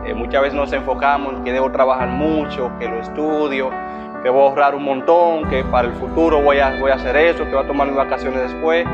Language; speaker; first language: Spanish; native; Spanish